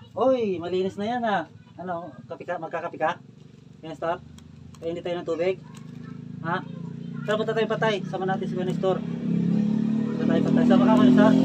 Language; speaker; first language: Filipino; native; Filipino